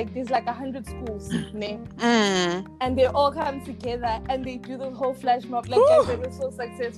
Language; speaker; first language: English; non-native, local second language; Zulu